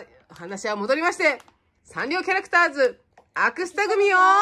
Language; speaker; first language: Japanese; native; Japanese